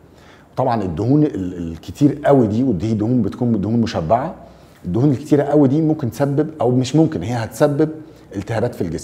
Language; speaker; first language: Arabic; native; Arabic